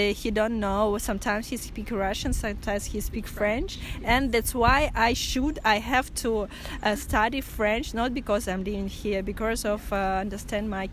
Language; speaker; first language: English; non-native, fluent; Russian